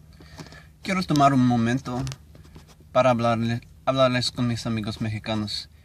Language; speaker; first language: Spanish; non-native, learner; English